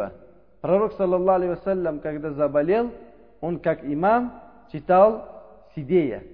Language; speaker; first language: Russian; non-native, learner; Uzbek